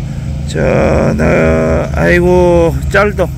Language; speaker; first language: Korean; native; Korean